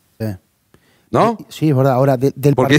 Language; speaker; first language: Spanish; native; Spanish